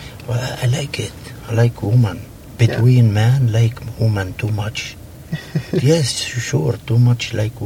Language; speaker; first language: English; non-native, learner; Arabic